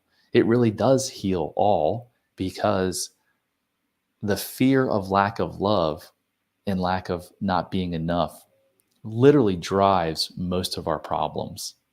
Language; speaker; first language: English; native; English